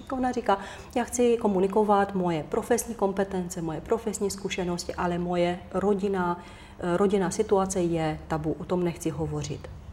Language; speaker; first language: Czech; non-native, fluent; Romanian